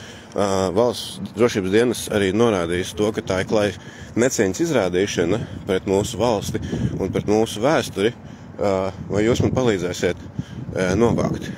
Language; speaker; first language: Latvian; native; Latvian